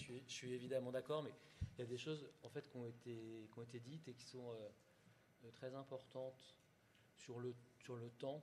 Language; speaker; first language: French; native; French